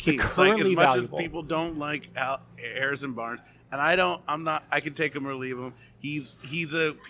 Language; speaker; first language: English; native; English